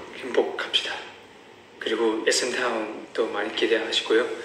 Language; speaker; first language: Korean; non-native, fluent; Chinese